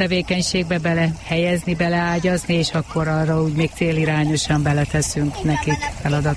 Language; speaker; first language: Hungarian; native; Hungarian